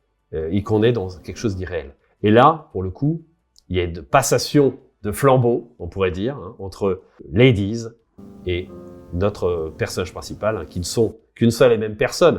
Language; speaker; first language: French; native; French